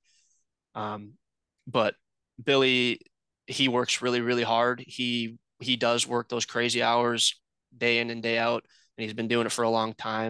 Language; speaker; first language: English; native; English